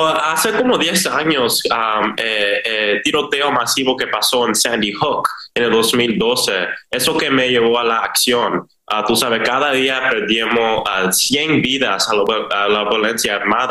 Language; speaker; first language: Spanish; early bilingual, heritage; Spanish